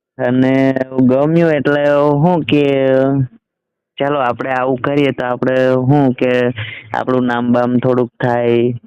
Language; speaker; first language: Gujarati; non-native, local second language; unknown